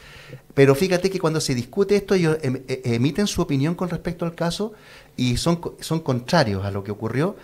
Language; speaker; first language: Spanish; native; Spanish